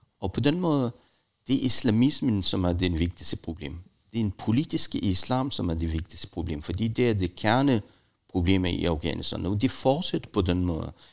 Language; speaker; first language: Danish; non-native, fluent; Persian